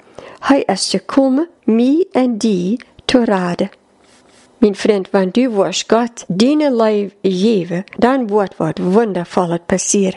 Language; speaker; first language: German; non-native, learner; Plautdietsch